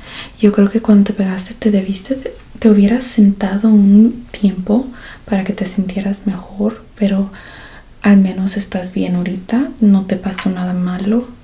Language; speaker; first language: Spanish; early bilingual, heritage; Spanish